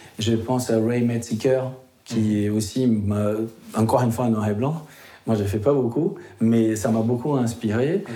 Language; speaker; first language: French; non-native, fluent; Portuguese